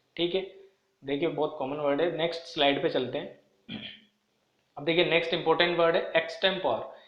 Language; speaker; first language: Hindi; native; Hindi